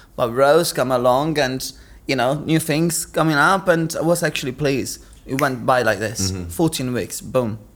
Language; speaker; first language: English; non-native, fluent; Italian